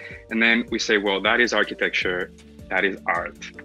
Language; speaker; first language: English; non-native, fluent; Spanish